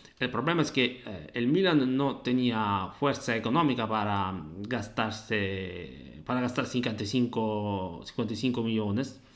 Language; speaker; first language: Spanish; non-native, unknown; Italian